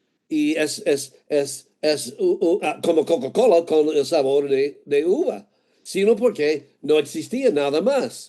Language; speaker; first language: Spanish; non-native, fluent; English